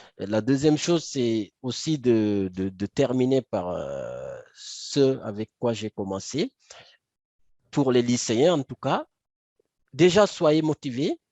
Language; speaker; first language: French; non-native, local second language; Wolof